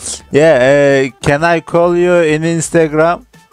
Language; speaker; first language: English; non-native, learner; Turkish